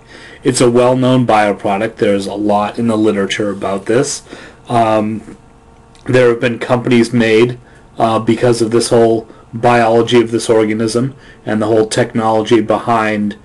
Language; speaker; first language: English; native; English